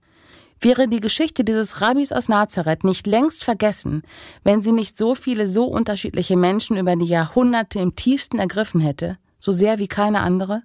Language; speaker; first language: German; native; German